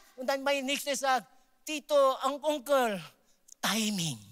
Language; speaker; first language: German; non-native, learner; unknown